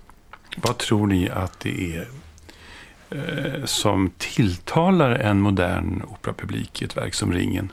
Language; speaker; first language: Swedish; native; Swedish